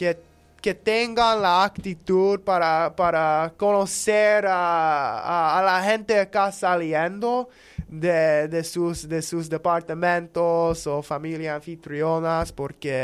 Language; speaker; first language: Spanish; non-native, learner; English